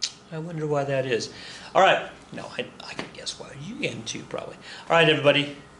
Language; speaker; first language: English; native; English